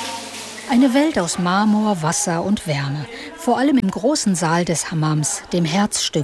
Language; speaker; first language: German; native; German